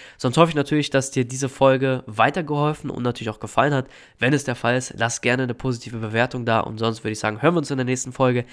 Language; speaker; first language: German; native; German